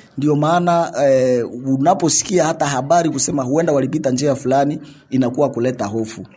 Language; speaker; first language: Swahili; non-native, local second language; Nande